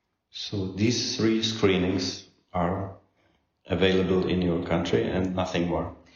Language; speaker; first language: English; non-native, fluent; Czech